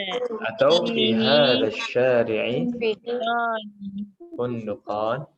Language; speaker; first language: Arabic; non-native, fluent; Indonesian